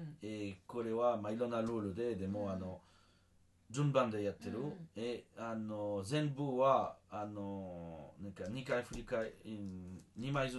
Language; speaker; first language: Japanese; non-native, learner; French